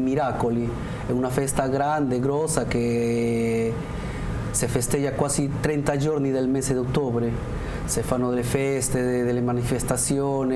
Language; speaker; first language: Italian; non-native, learner; Spanish